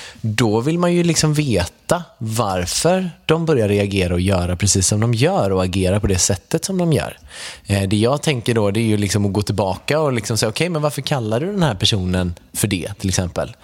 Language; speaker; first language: Swedish; native; Swedish